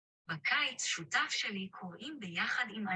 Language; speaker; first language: Hebrew; non-native, learner; English